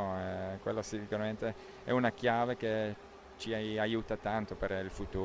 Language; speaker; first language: Italian; non-native, local second language; German